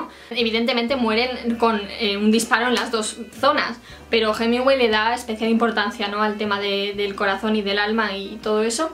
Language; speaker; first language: Spanish; native; Spanish